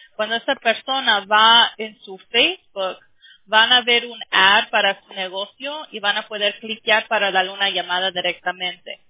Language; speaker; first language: Spanish; early bilingual, heritage; Spanish